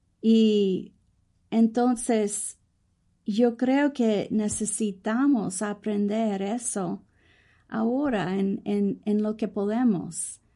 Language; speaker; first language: Spanish; early bilingual, heritage; English